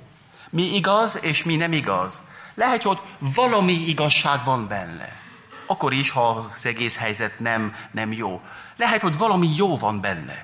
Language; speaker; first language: Hungarian; non-native, fluent; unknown